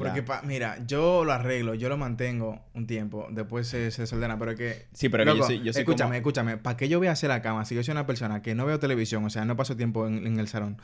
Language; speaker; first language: Spanish; native; Spanish